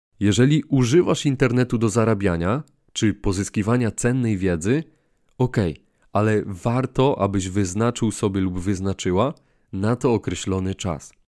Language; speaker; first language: Polish; native; Polish